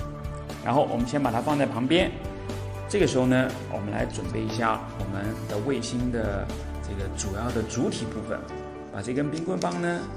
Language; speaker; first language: Chinese; native; Chinese